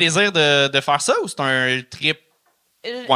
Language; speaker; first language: French; native; French